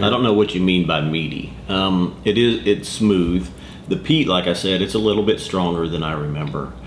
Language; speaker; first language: English; native; English